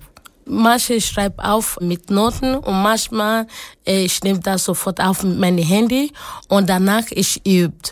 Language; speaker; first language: German; non-native, learner; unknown